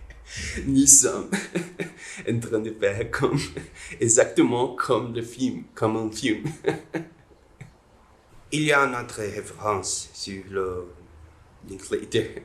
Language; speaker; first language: French; non-native, learner; Portuguese